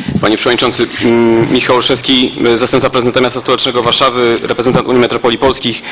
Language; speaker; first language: Polish; native; Polish